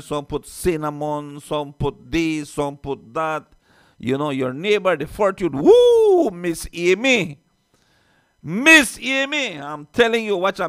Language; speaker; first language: English; early bilingual, other home language; Spanish